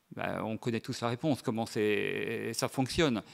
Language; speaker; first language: French; native; French